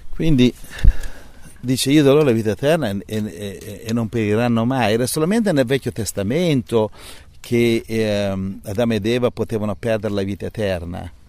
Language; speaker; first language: Italian; native; Italian